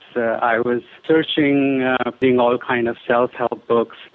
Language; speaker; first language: English; non-native, local second language; Hindi